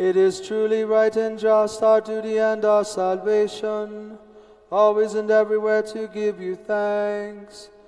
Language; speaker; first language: English; early bilingual, other home language; Spanish